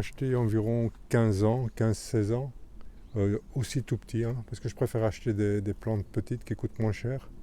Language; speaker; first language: French; native; French